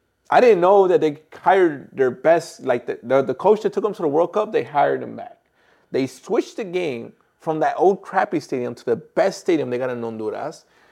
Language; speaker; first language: English; early bilingual, other home language; Spanish